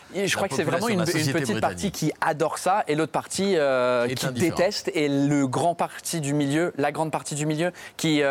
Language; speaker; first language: French; non-native, fluent; English